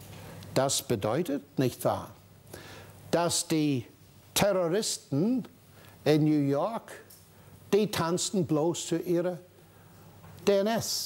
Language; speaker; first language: German; non-native, fluent; English